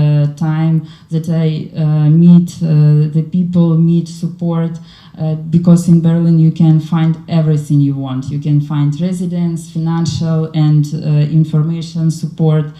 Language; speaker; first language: English; non-native, learner; Ukrainian